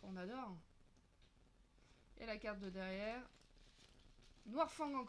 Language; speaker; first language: French; native; French